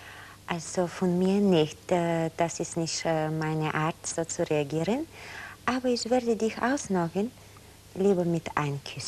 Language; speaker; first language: German; non-native, fluent; Bulgarian